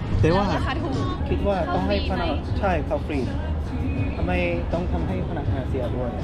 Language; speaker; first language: Thai; non-native, fluent; Korean